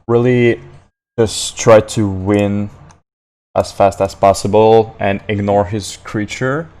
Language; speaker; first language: English; non-native, fluent; French